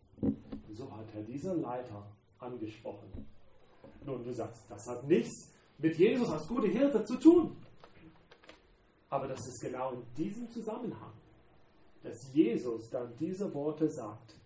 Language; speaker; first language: German; non-native, fluent; English